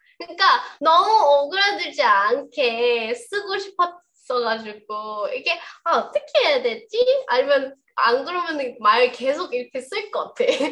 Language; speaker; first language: Korean; non-native, fluent; Thai